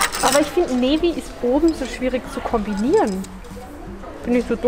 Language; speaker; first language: German; native; German